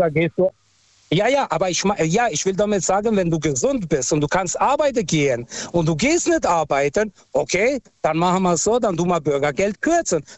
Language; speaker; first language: German; non-native, fluent; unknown